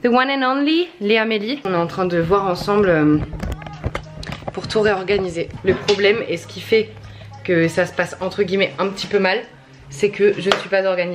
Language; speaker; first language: French; native; French